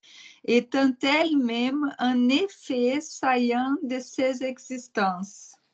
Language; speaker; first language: French; non-native, fluent; Portuguese